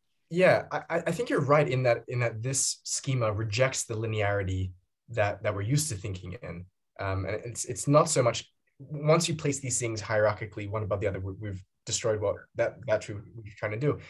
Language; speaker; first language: English; native; English